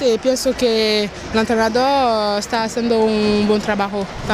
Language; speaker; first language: Spanish; non-native, learner; French